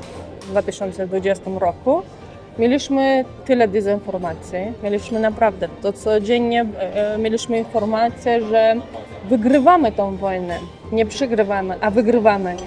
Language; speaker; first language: Polish; non-native, fluent; Armenian